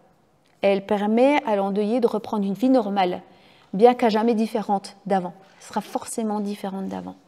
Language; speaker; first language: French; native; French